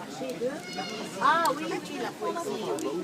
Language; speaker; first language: French; non-native, fluent; Arabic